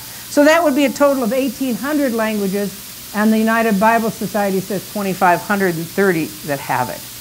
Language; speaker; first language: English; native; English